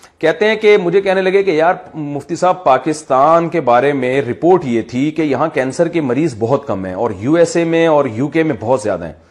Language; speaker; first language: Urdu; native; Urdu